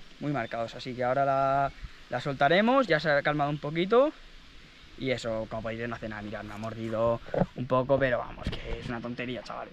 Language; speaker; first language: Spanish; native; Spanish